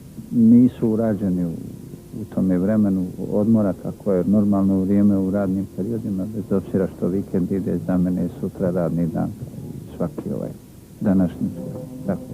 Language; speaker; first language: Bosnian; native; Bosnian